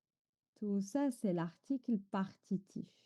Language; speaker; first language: French; non-native, fluent; Chinese